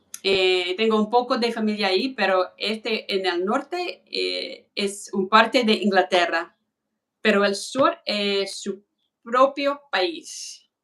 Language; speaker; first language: Spanish; non-native, fluent; English